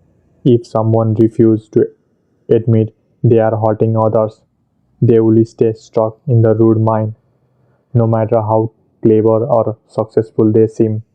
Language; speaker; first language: English; non-native, fluent; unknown